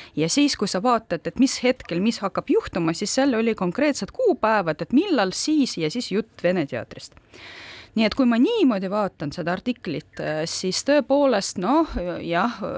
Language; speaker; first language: Estonian; non-native, local second language; Russian